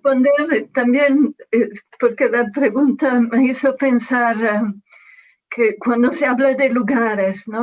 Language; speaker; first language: Spanish; non-native, fluent; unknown